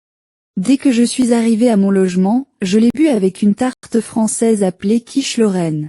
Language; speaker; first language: French; non-native, learner; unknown